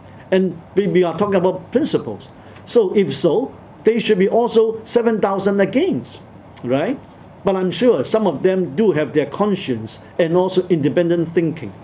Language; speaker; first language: English; non-native, local second language; Cantonese